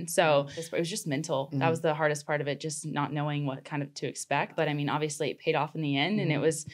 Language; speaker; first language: English; native; English